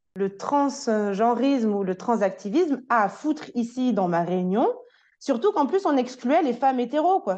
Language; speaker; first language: French; native; French